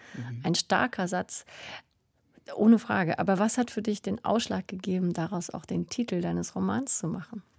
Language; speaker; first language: German; native; German